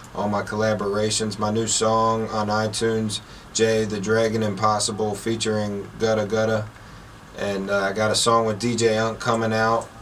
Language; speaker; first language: English; native; English